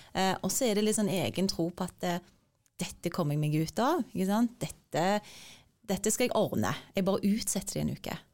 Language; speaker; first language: Norwegian; early bilingual, other home language; Turkish